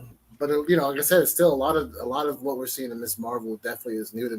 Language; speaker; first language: English; native; English